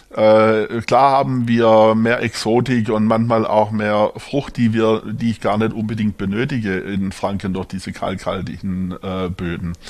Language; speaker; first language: German; native; German